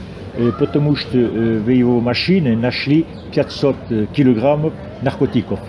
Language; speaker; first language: Russian; non-native, fluent; French